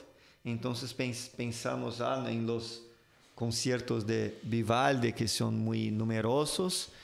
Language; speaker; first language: Spanish; non-native, fluent; Portuguese